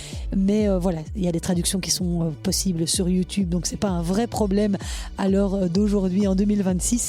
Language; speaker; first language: French; native; French